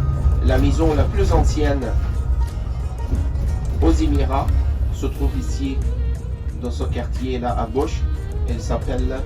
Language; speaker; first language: French; non-native, fluent; Arabic